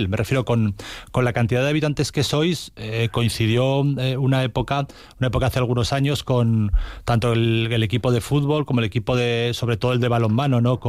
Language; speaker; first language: Spanish; native; Spanish